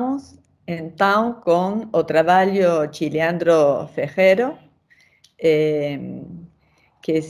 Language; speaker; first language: Portuguese; non-native, fluent; Spanish